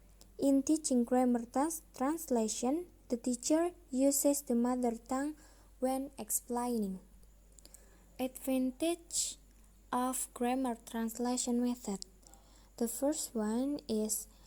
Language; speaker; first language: English; non-native, learner; Indonesian